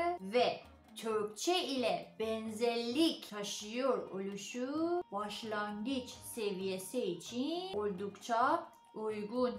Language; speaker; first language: Turkish; non-native, learner; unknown